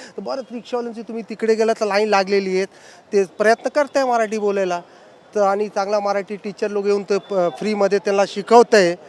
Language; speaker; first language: Marathi; non-native, local second language; Hindi